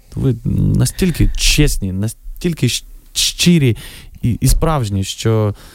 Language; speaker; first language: Ukrainian; non-native, local second language; Russian